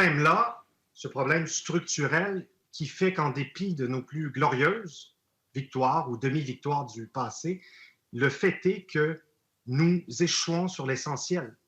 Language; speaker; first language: French; native; French